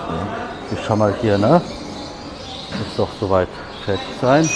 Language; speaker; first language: German; native; German